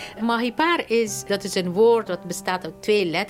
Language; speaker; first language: Dutch; non-native, fluent; Persian